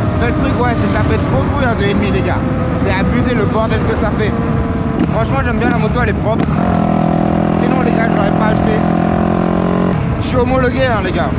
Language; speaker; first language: French; native; French